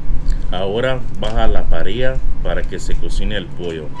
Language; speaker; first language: Spanish; early bilingual, heritage; English